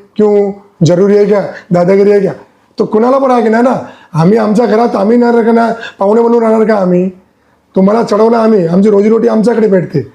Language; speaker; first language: Marathi; non-native, local second language; Gujarati